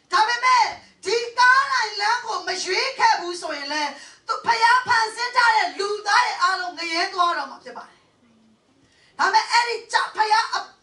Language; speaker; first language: Burmese; non-native, local second language; Hakha Chin